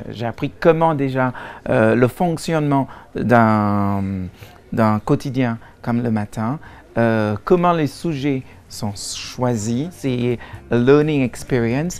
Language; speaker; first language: French; non-native, fluent; English